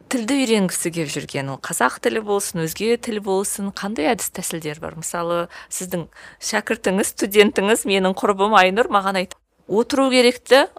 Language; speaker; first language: Kazakh; native; Kazakh